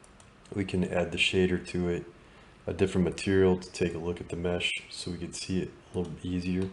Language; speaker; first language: English; native; English